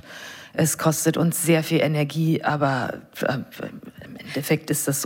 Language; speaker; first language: German; non-native, fluent; English